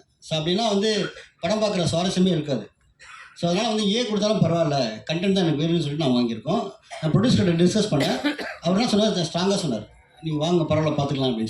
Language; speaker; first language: Tamil; native; Tamil